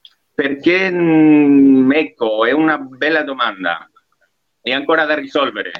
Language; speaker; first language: Italian; non-native, fluent; Spanish